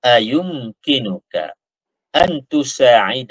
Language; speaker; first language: Arabic; non-native, fluent; Malay